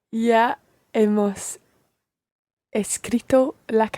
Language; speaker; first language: Spanish; non-native, learner; English